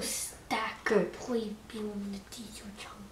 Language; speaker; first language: Chinese; early bilingual, heritage; Chinese